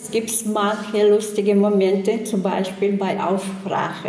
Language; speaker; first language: German; non-native, learner; Chechen